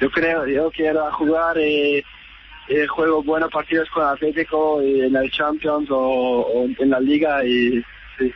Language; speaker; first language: Spanish; non-native, learner; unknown